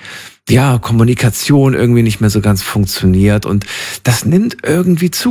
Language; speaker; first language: German; native; German